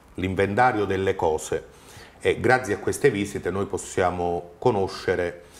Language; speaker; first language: Italian; native; Italian